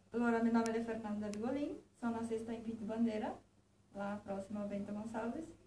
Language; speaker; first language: Italian; early bilingual, heritage; Portuguese